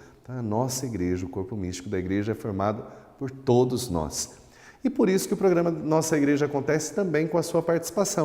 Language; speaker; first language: Portuguese; native; Portuguese